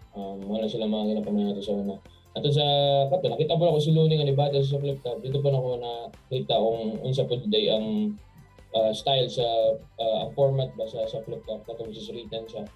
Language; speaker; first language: Cebuano; native; Cebuano